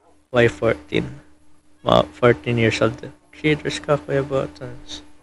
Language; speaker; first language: English; non-native, local second language; Filipino